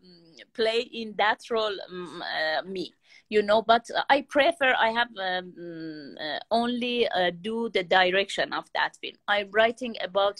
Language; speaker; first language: English; non-native, learner; Persian